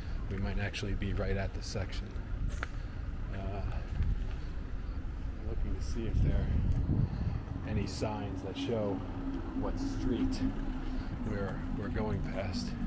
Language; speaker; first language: English; native; English